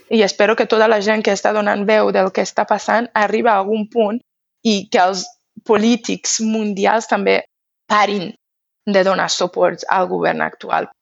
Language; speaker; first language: Catalan; non-native, fluent; Persian